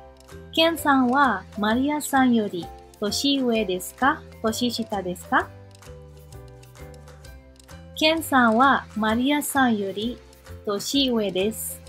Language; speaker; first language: Japanese; non-native, fluent; Indonesian